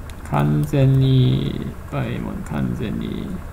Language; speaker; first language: Japanese; non-native, learner; English